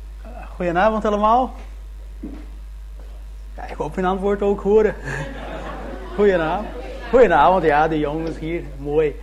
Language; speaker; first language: Dutch; early bilingual, heritage; Dutch